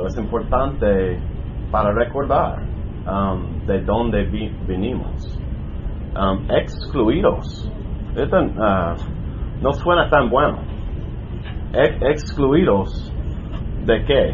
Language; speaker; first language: Spanish; non-native, learner; English